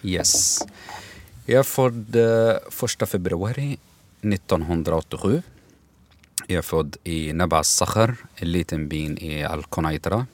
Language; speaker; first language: Swedish; non-native, learner; Arabic